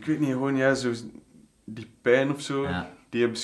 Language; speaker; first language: Dutch; native; Dutch